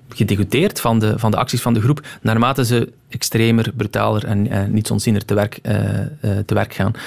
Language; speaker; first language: Dutch; native; Dutch